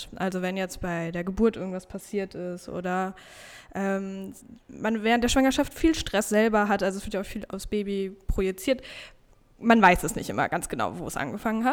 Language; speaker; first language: German; native; German